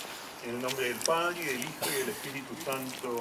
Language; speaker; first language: Spanish; native; Spanish